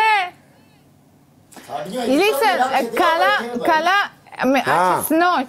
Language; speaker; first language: English; non-native, learner; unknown